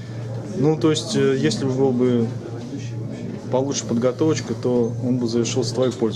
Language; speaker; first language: Russian; native; Russian